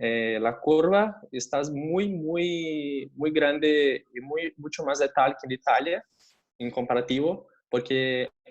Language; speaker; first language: Spanish; non-native, fluent; Portuguese